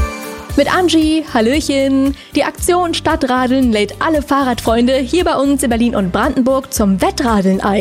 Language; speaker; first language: German; native; German